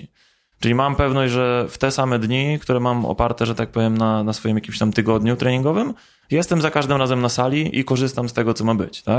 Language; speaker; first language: Polish; native; Polish